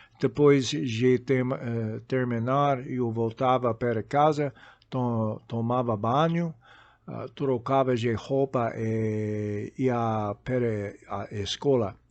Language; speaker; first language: Portuguese; non-native, fluent; English